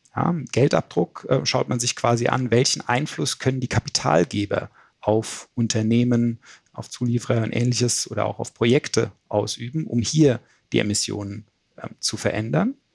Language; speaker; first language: German; native; German